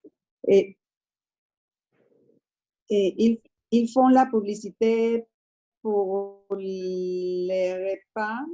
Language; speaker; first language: French; non-native, learner; Spanish